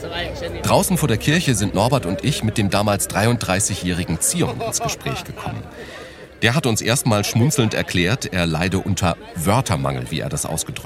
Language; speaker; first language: German; native; German